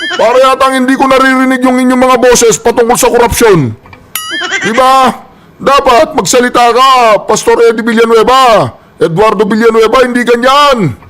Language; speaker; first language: Filipino; native; Filipino